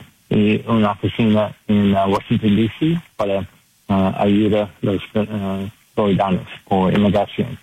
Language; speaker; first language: Spanish; non-native, learner; English